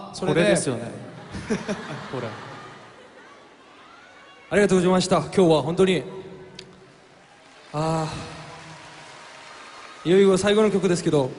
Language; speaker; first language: Japanese; non-native, fluent; Korean